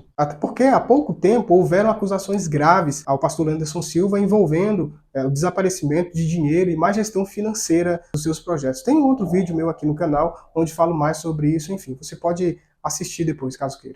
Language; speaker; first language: Portuguese; native; Portuguese